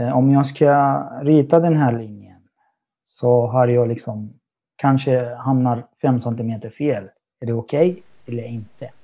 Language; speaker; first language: Swedish; non-native, fluent; Arabic